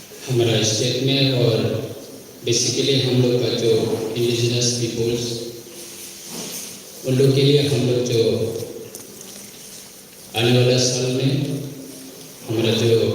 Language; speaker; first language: Hindi; non-native, local second language; Kok Borok